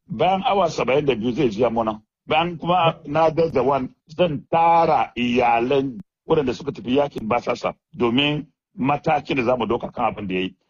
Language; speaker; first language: Hausa; non-native, local second language; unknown